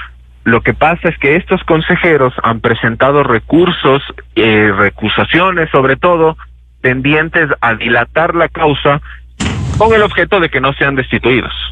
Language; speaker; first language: Spanish; native; Spanish